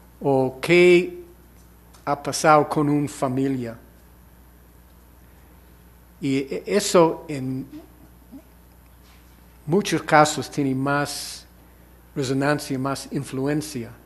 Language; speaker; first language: Spanish; non-native, fluent; English